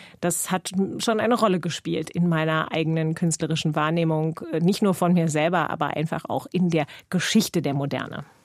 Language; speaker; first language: German; non-native, fluent; English